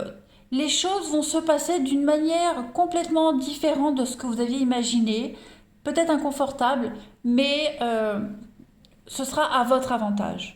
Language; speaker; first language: French; native; French